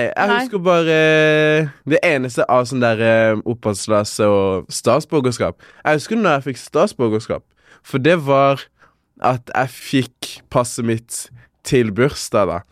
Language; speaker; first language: Norwegian; early bilingual, other home language; Kinyarwanda